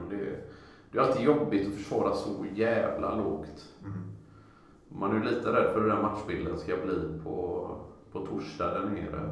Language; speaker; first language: Swedish; native; Swedish